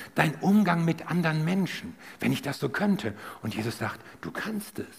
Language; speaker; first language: German; native; German